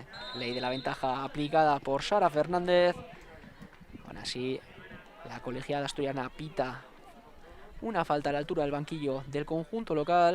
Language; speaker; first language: Spanish; native; Spanish